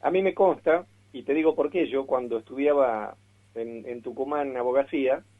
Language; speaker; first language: Spanish; native; Spanish